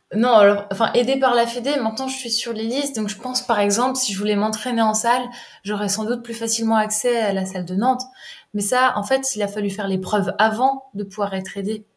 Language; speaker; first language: French; native; French